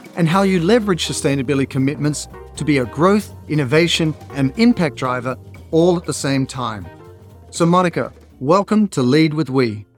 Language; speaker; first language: English; native; English